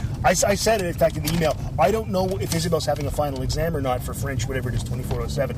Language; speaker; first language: English; native; English